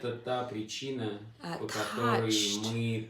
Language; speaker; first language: Russian; native; Russian